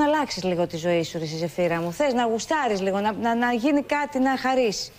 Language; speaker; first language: Greek; native; Greek